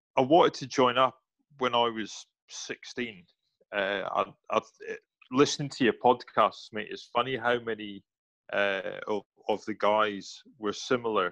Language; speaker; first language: English; native; English